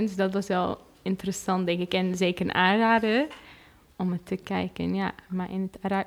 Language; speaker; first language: Dutch; non-native, fluent; Arabic